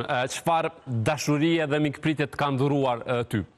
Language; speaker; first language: Albanian; native; Albanian